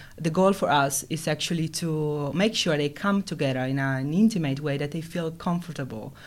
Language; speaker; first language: English; non-native, fluent; Italian